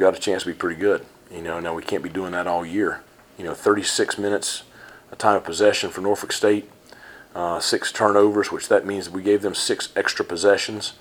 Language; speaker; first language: English; native; English